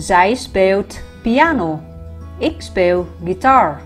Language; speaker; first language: Dutch; non-native, fluent; Vietnamese